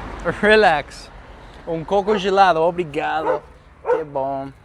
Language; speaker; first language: Portuguese; non-native, learner; English